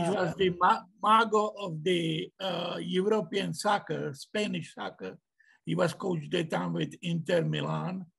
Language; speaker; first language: English; non-native, learner; Czech